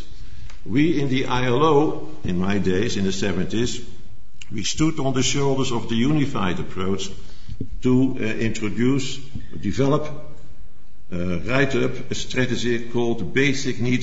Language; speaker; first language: English; non-native, fluent; Dutch